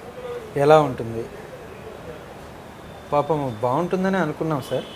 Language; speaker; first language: Telugu; native; Telugu